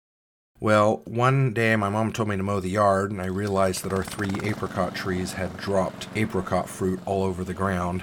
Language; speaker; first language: English; native; English